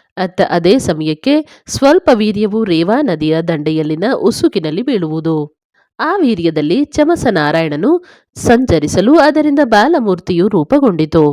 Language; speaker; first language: Kannada; native; Kannada